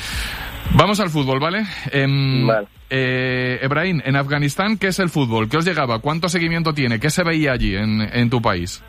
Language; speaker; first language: Spanish; native; Spanish